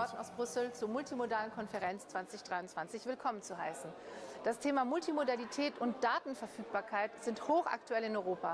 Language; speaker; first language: German; native; German